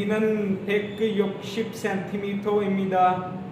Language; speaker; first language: Korean; non-native, learner; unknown